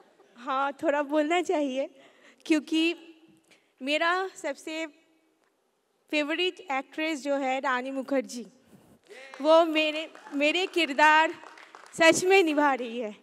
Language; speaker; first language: Hindi; non-native, local second language; Bangla